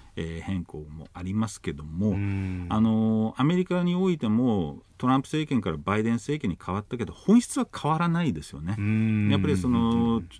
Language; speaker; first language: Japanese; non-native, fluent; English